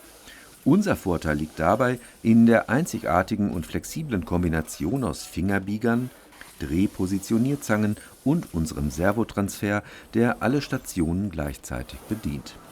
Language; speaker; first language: German; native; German